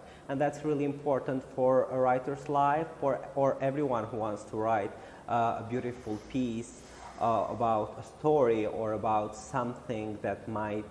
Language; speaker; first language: English; non-native, fluent; Albanian